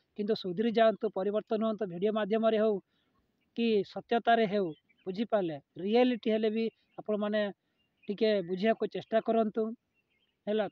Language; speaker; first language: Odia; non-native, local second language; Santali